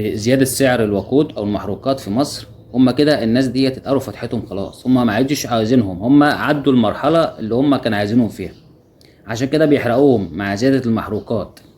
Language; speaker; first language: Arabic; native; Arabic